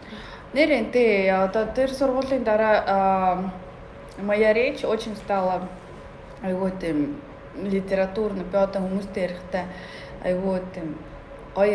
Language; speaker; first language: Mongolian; early bilingual, heritage; Mongolian